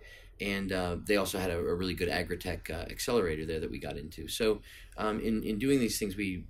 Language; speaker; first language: English; native; English